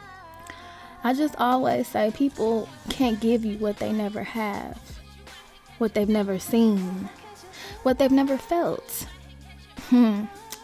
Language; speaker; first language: English; native; English